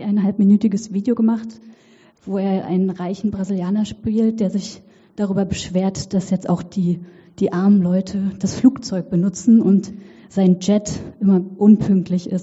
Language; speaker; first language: German; native; German